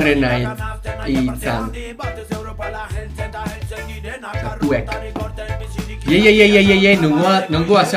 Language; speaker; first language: Basque; non-native, learner; English